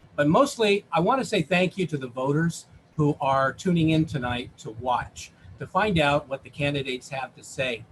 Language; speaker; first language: English; native; English